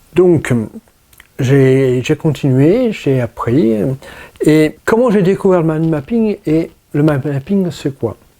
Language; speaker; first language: French; early bilingual, other home language; English